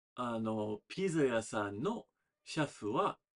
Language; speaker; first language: Japanese; non-native, fluent; English